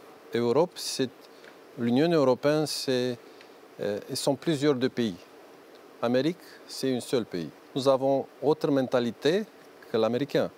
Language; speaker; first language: French; non-native, learner; Romanian